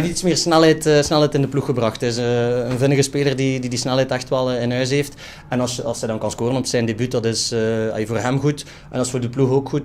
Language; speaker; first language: Dutch; native; Dutch